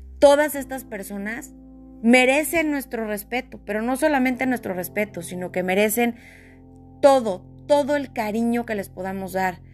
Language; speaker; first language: Spanish; native; Spanish